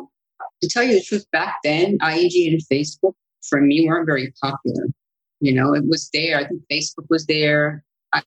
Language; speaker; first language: English; non-native, fluent; Italian